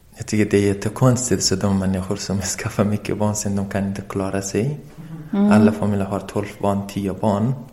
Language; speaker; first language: Swedish; non-native, learner; Persian